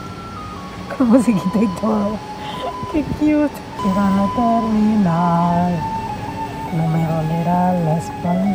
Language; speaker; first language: Spanish; native; Spanish